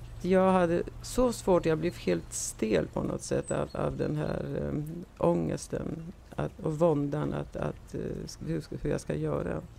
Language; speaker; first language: Swedish; early bilingual, other home language; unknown